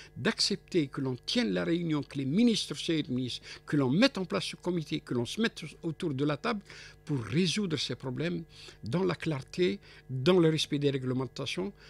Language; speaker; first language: French; non-native, local second language; Arabic